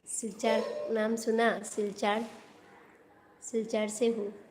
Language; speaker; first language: Hindi; non-native, local second language; Bangla